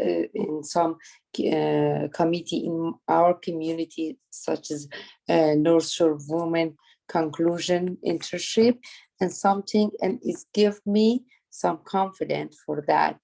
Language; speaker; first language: English; non-native, learner; Persian